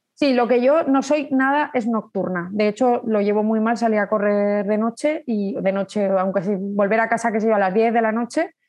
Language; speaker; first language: Spanish; native; Spanish